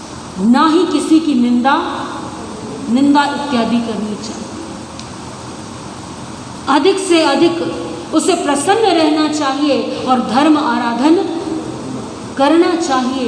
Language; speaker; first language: Hindi; native; Hindi